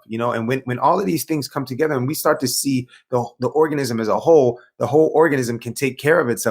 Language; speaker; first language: English; native; English